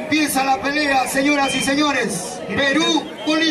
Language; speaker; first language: Spanish; native; Spanish